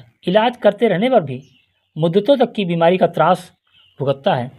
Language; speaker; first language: Hindi; native; Hindi